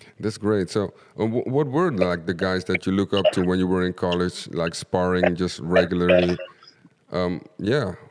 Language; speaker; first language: English; non-native, fluent; Dutch